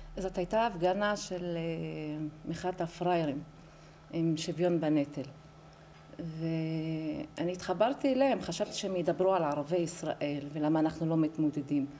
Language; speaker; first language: Hebrew; non-native, local second language; Arabic